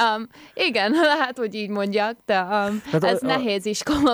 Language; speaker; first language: Hungarian; early bilingual, heritage; Hungarian